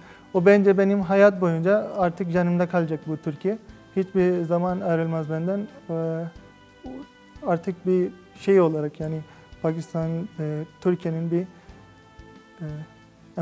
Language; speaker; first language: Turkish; non-native, fluent; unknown